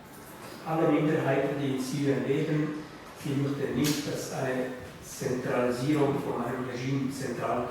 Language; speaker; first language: German; non-native, fluent; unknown